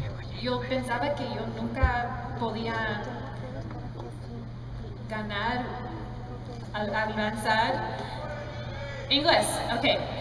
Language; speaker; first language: Spanish; non-native, learner; English